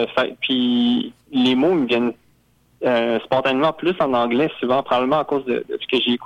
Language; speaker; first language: French; native; French